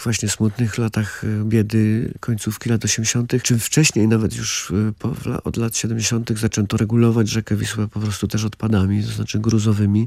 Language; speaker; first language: Polish; native; Polish